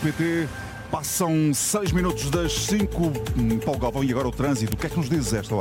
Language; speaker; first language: Portuguese; native; Portuguese